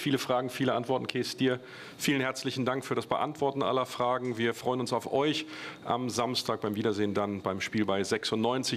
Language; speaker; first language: German; native; German